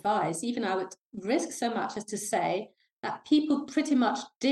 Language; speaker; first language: English; non-native, fluent; Danish